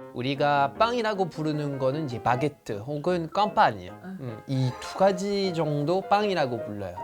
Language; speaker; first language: Korean; non-native, fluent; French